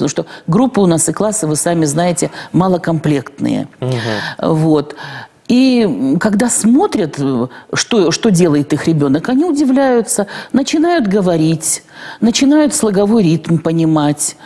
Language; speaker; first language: Russian; native; Russian